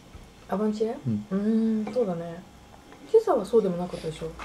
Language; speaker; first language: French; non-native, learner; Japanese